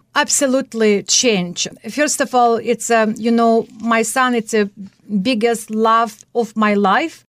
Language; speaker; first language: English; non-native, fluent; Russian